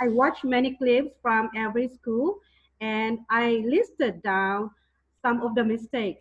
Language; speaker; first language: English; non-native, fluent; Thai